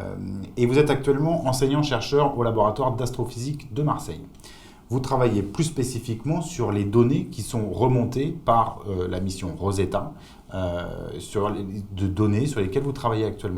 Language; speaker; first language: French; native; French